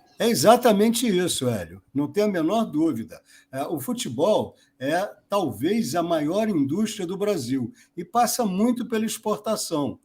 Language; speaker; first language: Portuguese; native; Portuguese